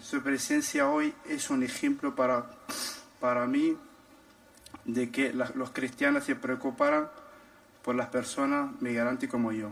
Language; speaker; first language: Spanish; non-native, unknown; Arabic